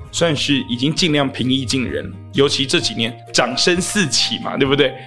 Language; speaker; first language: Chinese; native; Chinese